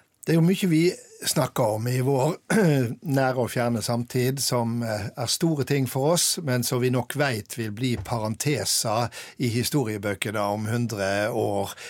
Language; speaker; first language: Norwegian; native; Norwegian